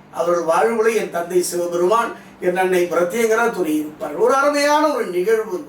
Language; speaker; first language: Tamil; native; Tamil